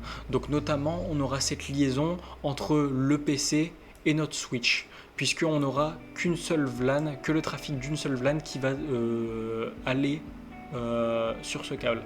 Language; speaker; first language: French; native; French